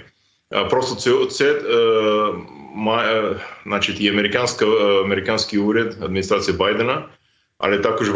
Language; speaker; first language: Ukrainian; non-native, fluent; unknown